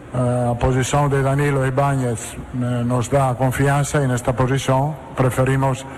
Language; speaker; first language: Portuguese; non-native, learner; Italian